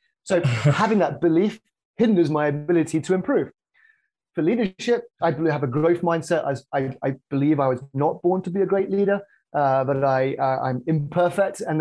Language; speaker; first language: English; native; English